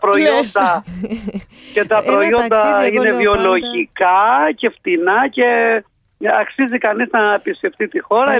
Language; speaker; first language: Greek; non-native, fluent; Albanian